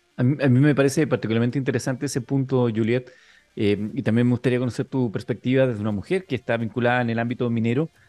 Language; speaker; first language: Spanish; native; Spanish